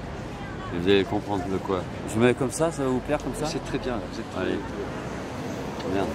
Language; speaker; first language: French; native; French